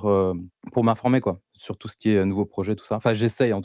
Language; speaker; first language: French; native; French